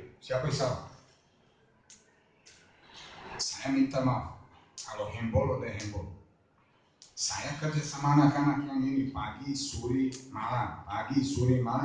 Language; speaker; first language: Indonesian; non-native, fluent; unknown